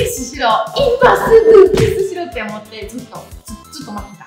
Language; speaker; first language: Japanese; non-native, fluent; Italian